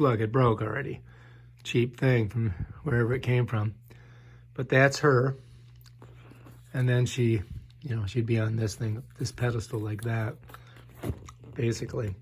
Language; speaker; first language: English; native; English